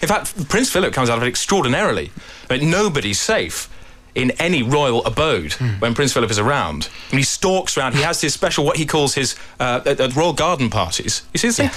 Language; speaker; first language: English; native; English